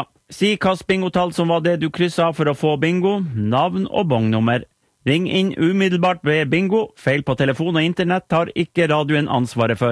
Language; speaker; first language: Norwegian; native; Norwegian